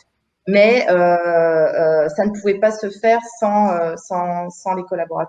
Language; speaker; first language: French; native; French